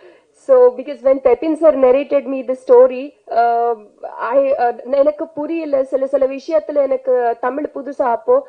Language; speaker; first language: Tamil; non-native, learner; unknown